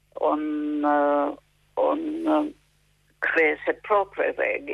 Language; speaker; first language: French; non-native, fluent; Finnish